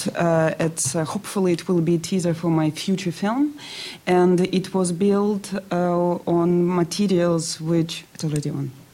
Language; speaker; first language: English; non-native, fluent; Russian